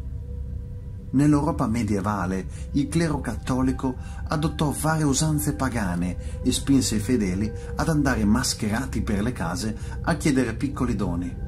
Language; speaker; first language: Italian; native; Italian